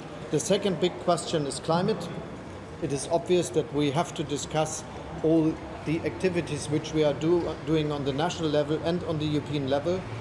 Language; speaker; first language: English; non-native, fluent; German